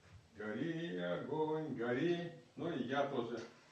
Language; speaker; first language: Russian; native; Russian